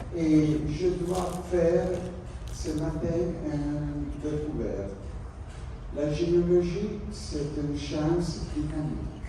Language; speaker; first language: French; non-native, learner; Italian